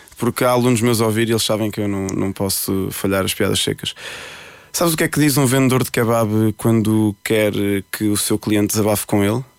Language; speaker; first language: Portuguese; early bilingual, other home language; Spanish